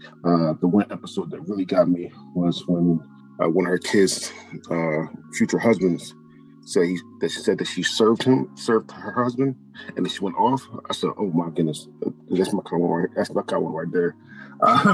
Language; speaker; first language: English; native; English